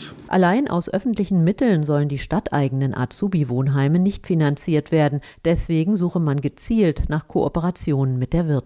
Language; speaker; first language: German; native; German